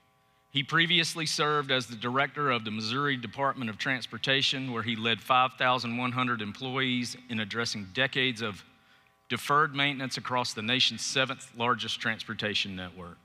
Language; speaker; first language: English; native; English